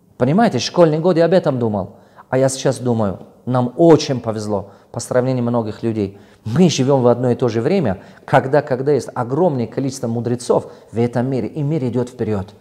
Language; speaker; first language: Russian; non-native, local second language; Tajik